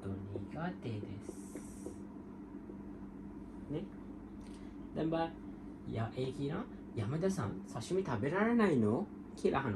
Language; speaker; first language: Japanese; non-native, fluent; Sinhala